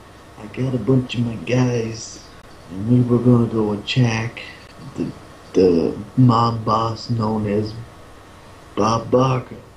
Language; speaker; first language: English; native; English